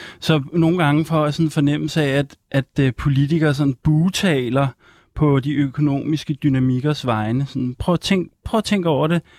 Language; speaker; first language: Danish; native; Danish